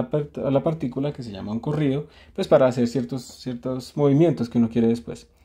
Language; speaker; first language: Spanish; native; Spanish